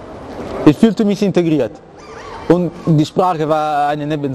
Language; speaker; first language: German; early bilingual, other home language; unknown